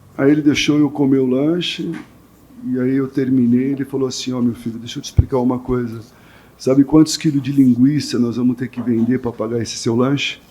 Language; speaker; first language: Portuguese; native; Portuguese